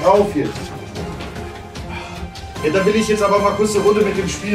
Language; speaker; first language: German; native; German